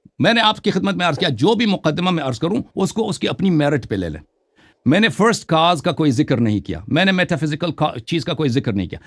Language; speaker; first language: Urdu; non-native, fluent; Persian